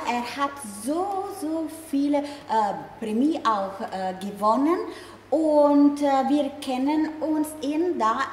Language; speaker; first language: German; non-native, learner; Italian